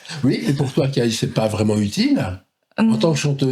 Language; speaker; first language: French; native; French